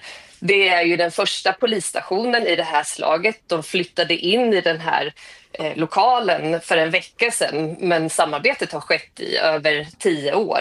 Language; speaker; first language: Swedish; native; Swedish